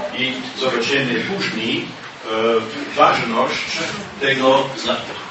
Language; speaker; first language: Polish; non-native, learner; French